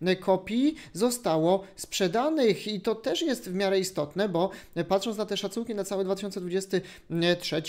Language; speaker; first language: Polish; native; Polish